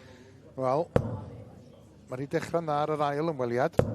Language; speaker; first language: Welsh; native; Welsh